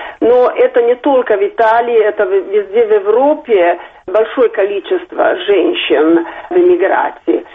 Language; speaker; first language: Russian; non-native, fluent; Italian